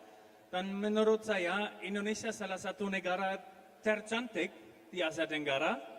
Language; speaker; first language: Indonesian; non-native, fluent; German